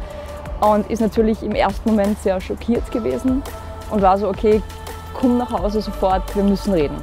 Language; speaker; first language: German; native; German